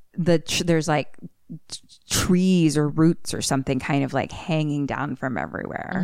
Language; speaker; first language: English; native; English